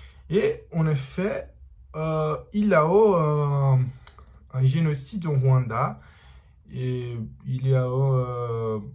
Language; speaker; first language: French; non-native, learner; Portuguese